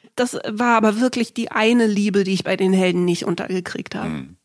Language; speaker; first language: German; native; German